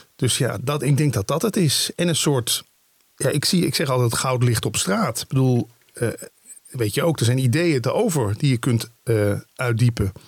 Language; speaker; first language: Dutch; native; Dutch